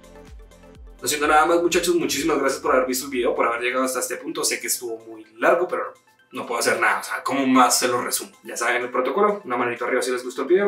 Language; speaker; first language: Spanish; native; Spanish